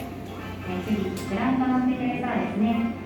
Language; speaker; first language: Japanese; native; Japanese